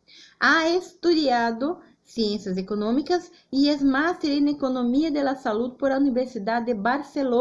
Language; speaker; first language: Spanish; non-native, fluent; Portuguese